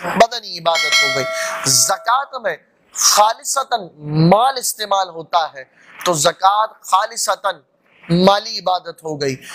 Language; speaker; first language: Urdu; native; Urdu